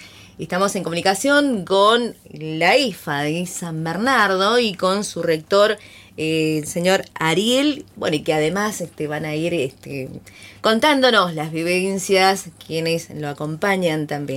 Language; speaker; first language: Spanish; native; Spanish